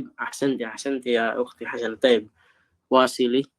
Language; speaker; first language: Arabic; non-native, fluent; Filipino